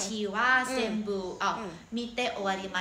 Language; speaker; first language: Japanese; non-native, learner; Thai